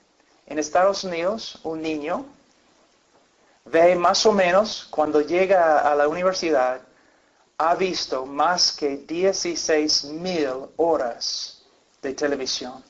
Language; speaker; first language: Spanish; non-native, fluent; English